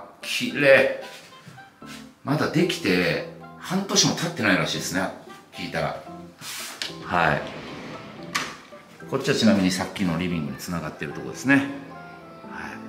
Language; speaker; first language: Japanese; native; Japanese